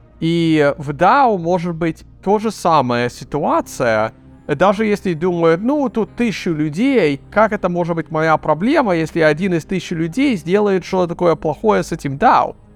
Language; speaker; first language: Russian; early bilingual, heritage; Russian